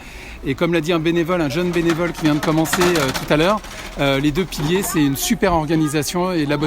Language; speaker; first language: French; native; French